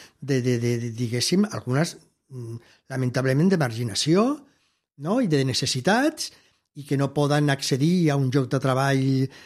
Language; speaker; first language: Catalan; non-native, local second language; Spanish